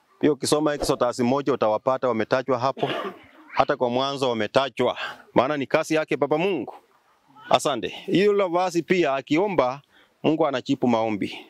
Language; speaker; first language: Swahili; non-native, local second language; Luyia